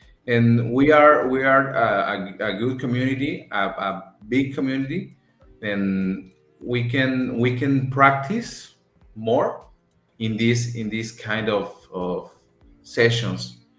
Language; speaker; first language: English; non-native, learner; Spanish